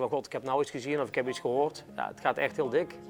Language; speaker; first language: Dutch; native; Dutch